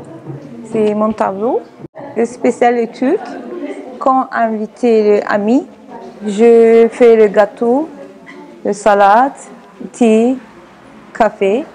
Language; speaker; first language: French; non-native, learner; Turkish